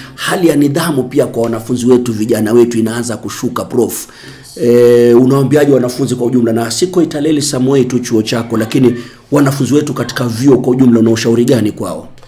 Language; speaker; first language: Swahili; native; Swahili